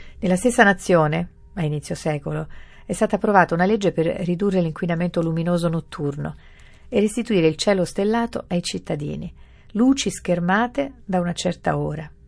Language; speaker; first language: Italian; native; Italian